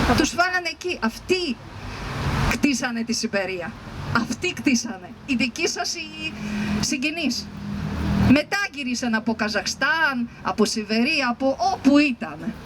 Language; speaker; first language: Greek; non-native, fluent; Ukrainian